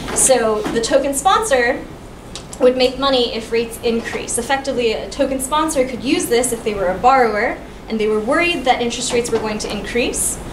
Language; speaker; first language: English; native; English